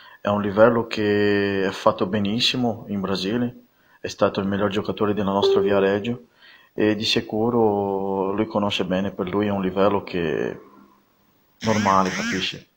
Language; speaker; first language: Italian; non-native, fluent; Portuguese